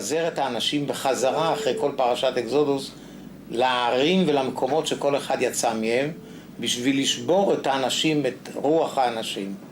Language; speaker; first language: Hebrew; non-native, fluent; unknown